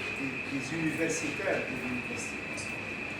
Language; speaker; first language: French; non-native, local second language; Arabic